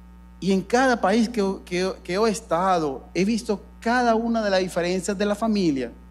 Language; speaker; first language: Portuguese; non-native, learner; Spanish